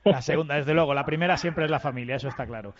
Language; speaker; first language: Spanish; native; Spanish